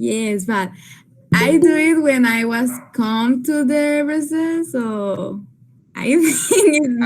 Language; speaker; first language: English; non-native, learner; Spanish